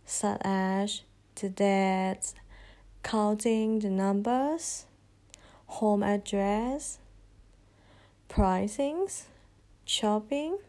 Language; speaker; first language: English; non-native, fluent; Thai